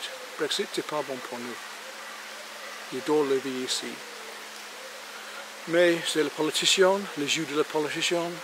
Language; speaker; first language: French; non-native, learner; English